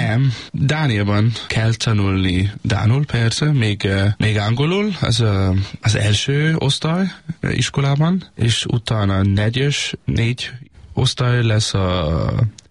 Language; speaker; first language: Hungarian; non-native, learner; Danish